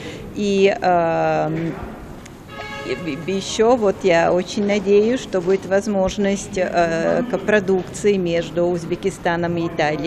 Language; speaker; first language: Russian; non-native, fluent; Italian